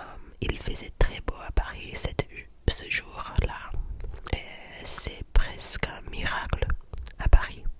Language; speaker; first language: French; non-native, learner; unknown